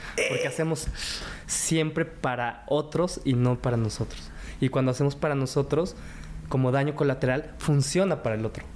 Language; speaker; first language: Spanish; early bilingual, other home language; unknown